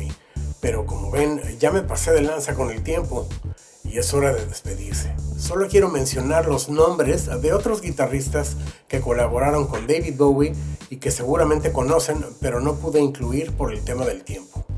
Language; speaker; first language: Spanish; native; Spanish